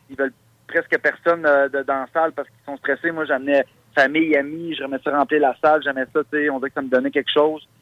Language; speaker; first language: French; native; French